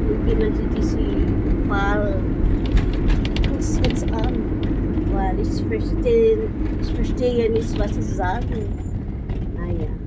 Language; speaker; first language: German; non-native, learner; Filipino